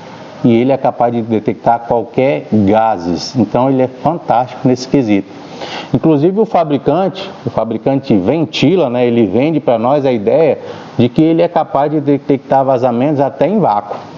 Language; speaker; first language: Portuguese; native; Portuguese